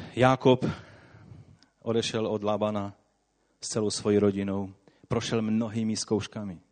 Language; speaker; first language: Czech; non-native, local second language; Polish